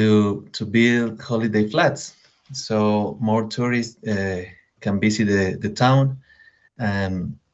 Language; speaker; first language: English; non-native, learner; Spanish